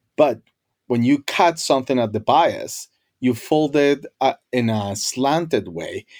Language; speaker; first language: English; non-native, fluent; Spanish